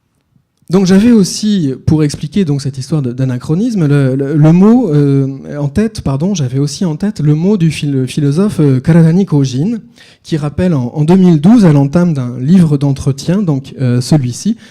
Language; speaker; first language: French; native; French